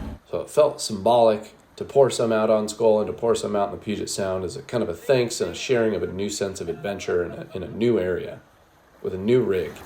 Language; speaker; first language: English; native; English